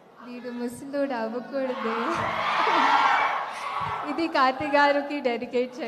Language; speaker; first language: Telugu; non-native, fluent; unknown